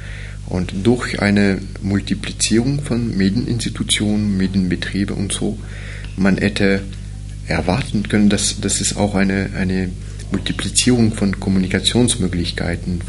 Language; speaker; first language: German; non-native, fluent; French